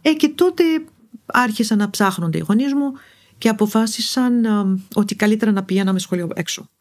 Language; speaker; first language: Greek; non-native, fluent; Arabic